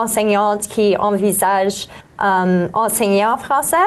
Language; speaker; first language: French; native; French